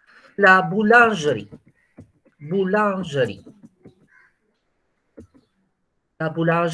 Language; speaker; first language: French; non-native, fluent; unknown